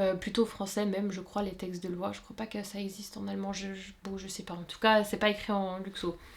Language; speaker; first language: French; native; French